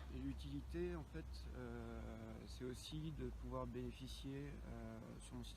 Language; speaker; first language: French; native; French